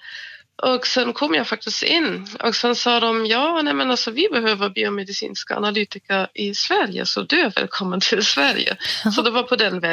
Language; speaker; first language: Swedish; non-native, fluent; German